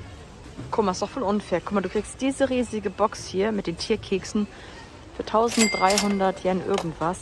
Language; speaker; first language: German; native; German